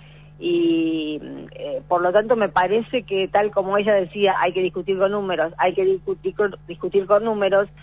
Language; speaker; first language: Spanish; native; Spanish